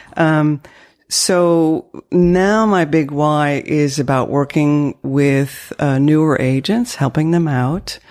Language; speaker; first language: English; early bilingual, other home language; French